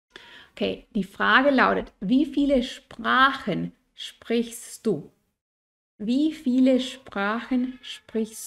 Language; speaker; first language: German; non-native, fluent; Spanish